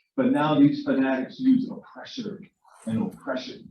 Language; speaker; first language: English; native; English